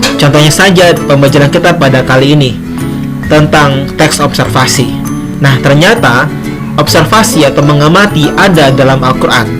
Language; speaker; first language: Indonesian; non-native, local second language; Minangkabau